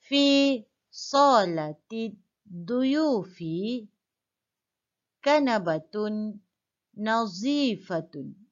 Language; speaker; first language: Arabic; non-native, fluent; Malay